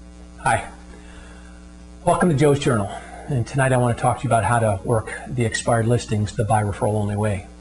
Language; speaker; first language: English; native; English